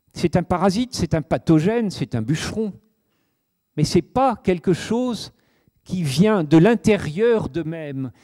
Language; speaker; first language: French; native; French